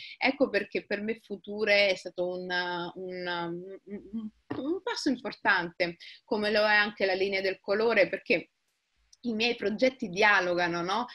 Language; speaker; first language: Italian; early bilingual, other home language; Somali